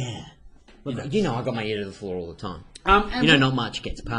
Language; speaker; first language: English; native; English